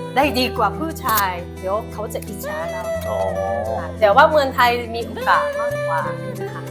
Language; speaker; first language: Thai; non-native, fluent; Japanese